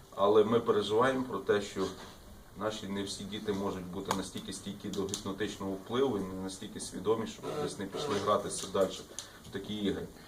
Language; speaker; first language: Ukrainian; native; Ukrainian